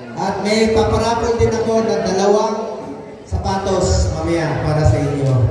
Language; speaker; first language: Filipino; non-native, local second language; Cebuano